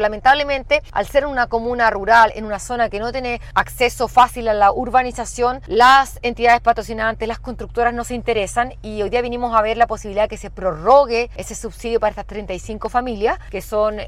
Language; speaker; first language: Spanish; native; Spanish